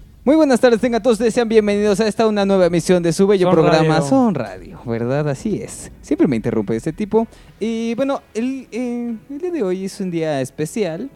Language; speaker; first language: Spanish; native; Spanish